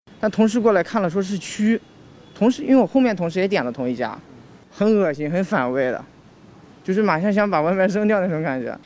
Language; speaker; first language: Chinese; native; Chinese